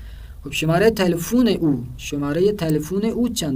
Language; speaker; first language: Persian; non-native, fluent; Urdu